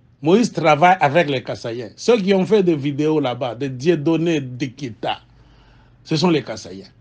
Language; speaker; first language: French; non-native, local second language; Swahili